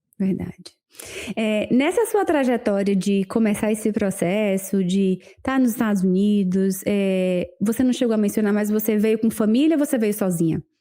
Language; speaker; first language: Portuguese; native; Portuguese